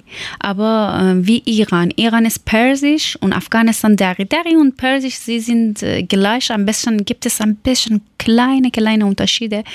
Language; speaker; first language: German; non-native, learner; Persian